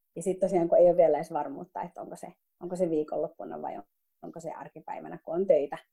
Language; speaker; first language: Finnish; early bilingual, other home language; Somali